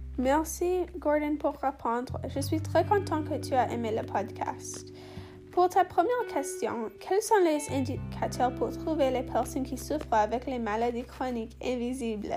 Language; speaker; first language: French; non-native, learner; English